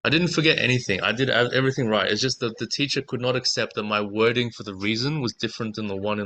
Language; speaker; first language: English; native; English